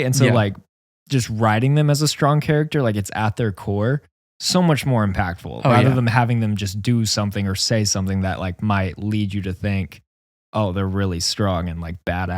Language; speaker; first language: English; native; English